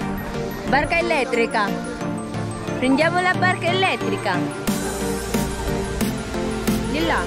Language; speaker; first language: Italian; non-native, fluent; Filipino